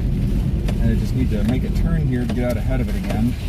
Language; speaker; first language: English; native; English